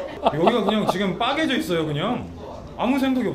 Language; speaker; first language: Korean; native; Korean